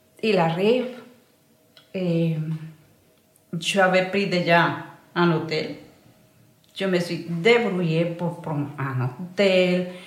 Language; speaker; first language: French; non-native, learner; Spanish